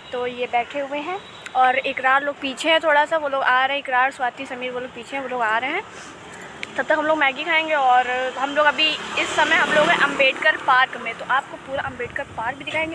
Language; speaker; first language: Hindi; native; Hindi